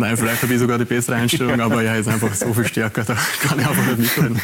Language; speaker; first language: German; native; German